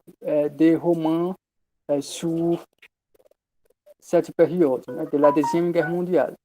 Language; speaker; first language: French; non-native, learner; Portuguese